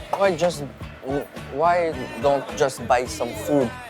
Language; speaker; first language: English; non-native, learner; French